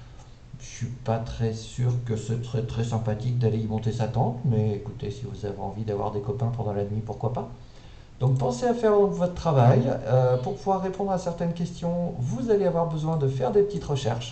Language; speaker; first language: French; native; French